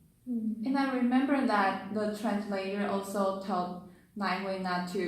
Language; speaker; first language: English; non-native, learner; Chinese